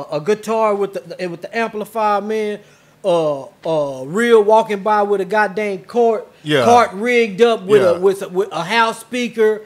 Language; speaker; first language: English; native; English